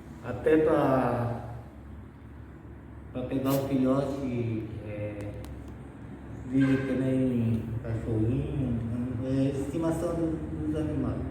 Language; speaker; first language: Portuguese; non-native, local second language; Guarani